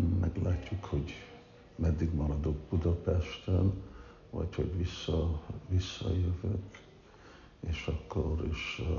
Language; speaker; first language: Hungarian; early bilingual, heritage; Hungarian